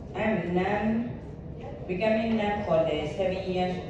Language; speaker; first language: English; non-native, learner; Burmese